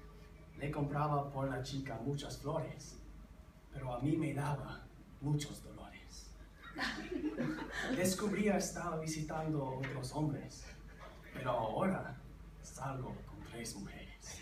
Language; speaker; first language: Spanish; non-native, learner; English